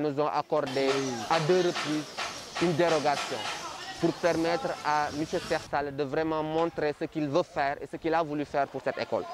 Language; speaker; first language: French; non-native, local second language; Wolof